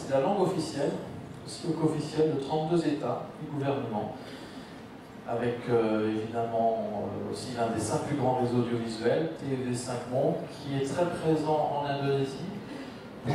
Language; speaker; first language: French; native; French